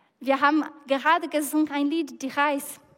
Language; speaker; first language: German; non-native, fluent; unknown